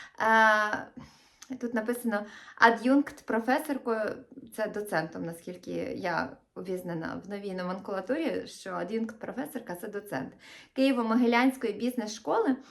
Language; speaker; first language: Ukrainian; native; Ukrainian